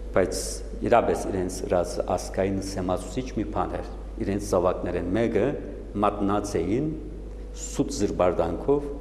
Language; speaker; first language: Armenian; native; Armenian